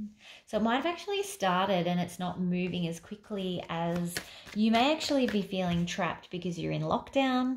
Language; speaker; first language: English; native; English